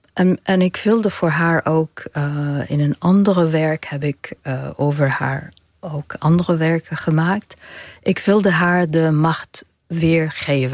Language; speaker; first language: Dutch; non-native, fluent; Arabic